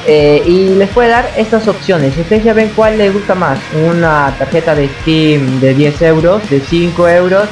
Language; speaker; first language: Spanish; native; Spanish